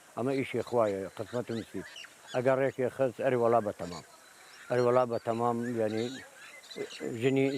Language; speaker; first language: Central Kurdish; non-native, local second language; Gurani